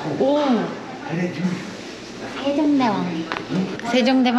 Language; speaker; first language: Korean; non-native, learner; Turkish